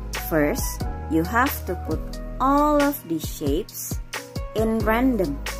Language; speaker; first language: English; non-native, fluent; Indonesian